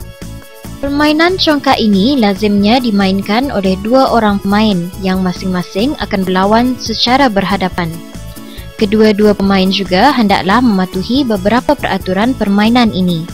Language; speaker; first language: Malay; native; Malay